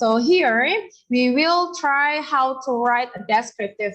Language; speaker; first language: English; non-native, learner; Indonesian